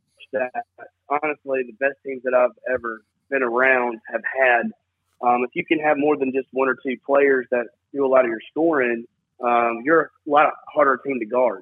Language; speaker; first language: English; native; English